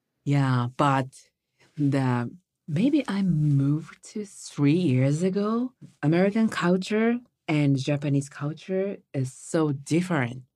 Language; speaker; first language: English; non-native, learner; Japanese